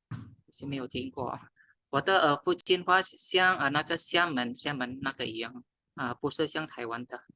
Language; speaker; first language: Chinese; early bilingual, heritage; Min Nan Chinese